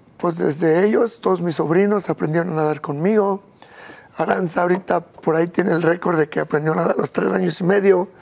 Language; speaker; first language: Spanish; native; Spanish